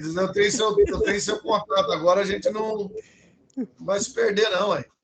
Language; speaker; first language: Portuguese; native; Portuguese